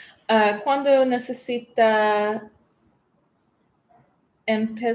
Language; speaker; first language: Spanish; non-native, learner; English